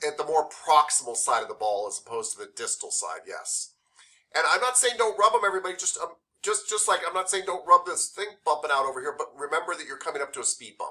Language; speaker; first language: English; native; English